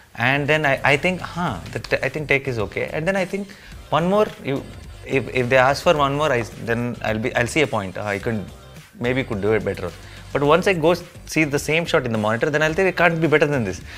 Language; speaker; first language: English; non-native, local second language; Telugu